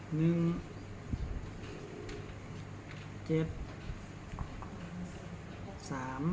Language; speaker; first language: Thai; non-native, local second language; Lao